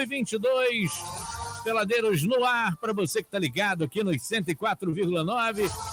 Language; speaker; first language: Portuguese; native; Portuguese